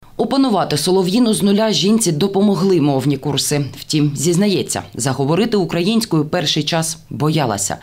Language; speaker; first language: Ukrainian; native; Ukrainian